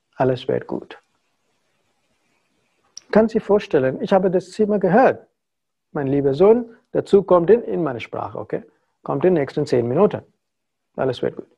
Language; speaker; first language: German; non-native, fluent; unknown